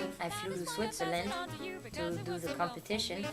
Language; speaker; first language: English; non-native, fluent; French